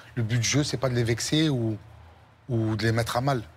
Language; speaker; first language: French; native; French